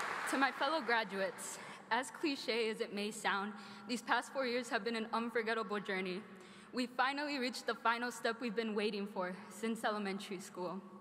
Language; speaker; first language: English; early bilingual, other home language; Spanish